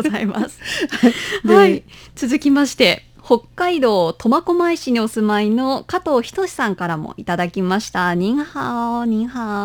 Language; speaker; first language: Japanese; native; Japanese